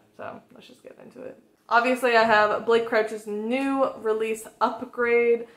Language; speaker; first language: English; native; English